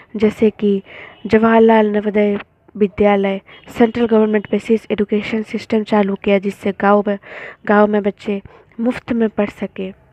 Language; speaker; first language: Hindi; non-native, local second language; Bangla